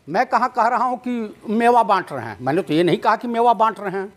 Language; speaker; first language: Hindi; native; Hindi